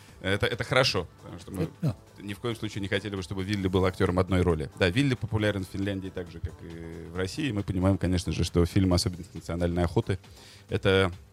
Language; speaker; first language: Russian; native; Russian